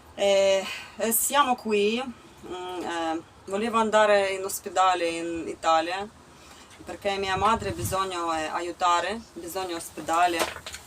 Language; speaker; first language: Italian; non-native, learner; Ukrainian